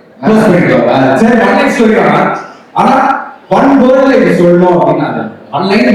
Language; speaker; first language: Tamil; native; Tamil